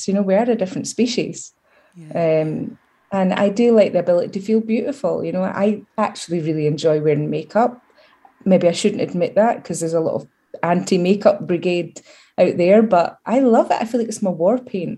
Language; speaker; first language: English; native; English